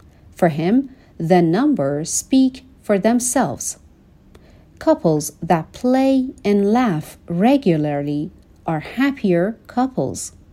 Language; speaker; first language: English; non-native, fluent; Persian